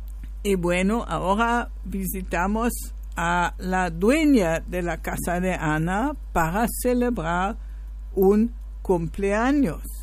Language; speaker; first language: Spanish; non-native, fluent; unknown